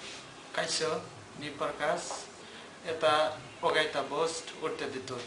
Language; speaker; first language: Basque; non-native, learner; Nepali